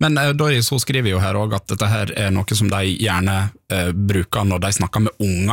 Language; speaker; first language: Norwegian; native; Norwegian